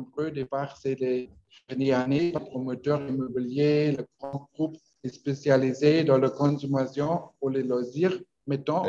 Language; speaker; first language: French; non-native, learner; Spanish